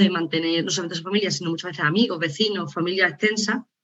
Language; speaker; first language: Spanish; native; Spanish